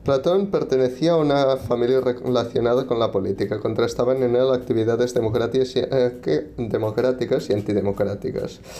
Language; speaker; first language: Spanish; non-native, local second language; Catalan